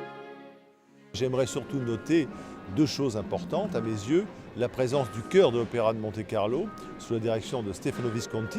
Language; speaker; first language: French; native; French